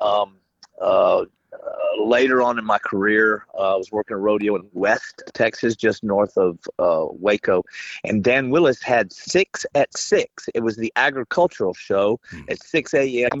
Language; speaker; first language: English; native; English